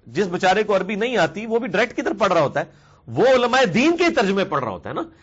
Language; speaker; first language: Urdu; non-native, local second language; Punjabi